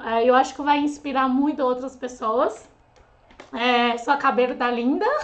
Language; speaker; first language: Portuguese; non-native, fluent; Chinese